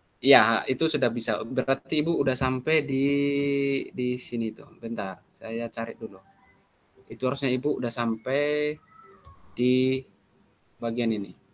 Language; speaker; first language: Indonesian; native; Indonesian